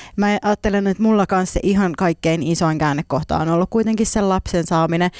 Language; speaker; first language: Finnish; native; Finnish